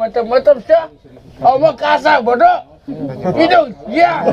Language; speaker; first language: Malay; non-native, local second language; Sundanese